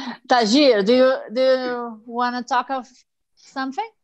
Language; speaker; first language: English; non-native, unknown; Portuguese